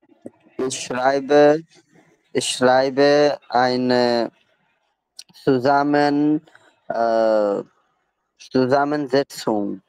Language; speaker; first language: German; non-native, learner; Bangla